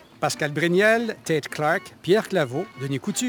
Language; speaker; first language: French; native; French